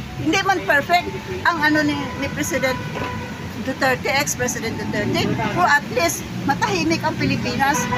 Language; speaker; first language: Filipino; non-native, local second language; Hiligaynon